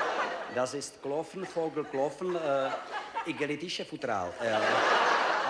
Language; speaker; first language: German; non-native, learner; Czech